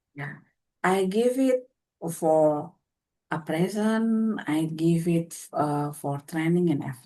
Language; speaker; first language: English; non-native, learner; Indonesian